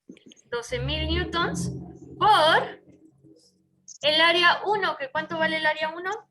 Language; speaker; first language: Spanish; native; Spanish